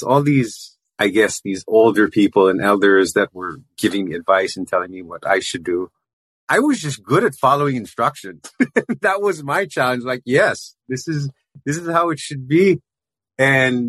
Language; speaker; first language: English; non-native, local second language; Filipino